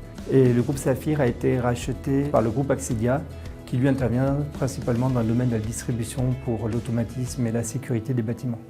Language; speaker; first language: French; native; French